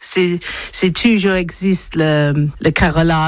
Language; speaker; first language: French; non-native, learner; English